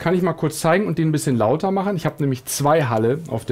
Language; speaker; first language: German; native; German